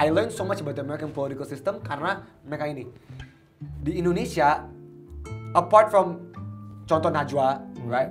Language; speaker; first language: English; early bilingual, other home language; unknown